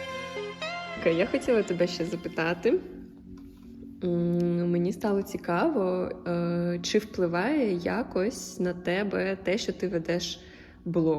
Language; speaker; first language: Ukrainian; native; Ukrainian